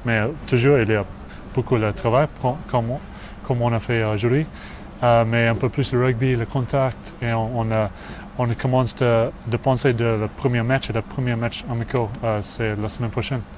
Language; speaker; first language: French; non-native, learner; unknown